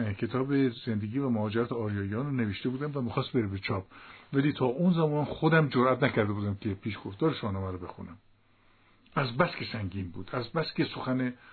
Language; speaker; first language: Persian; native; Persian